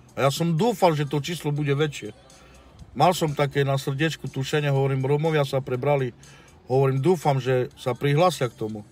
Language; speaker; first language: Slovak; non-native, local second language; Romany